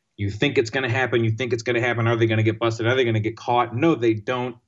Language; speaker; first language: English; non-native, fluent; Greek